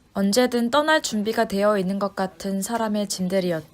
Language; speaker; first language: Korean; native; Korean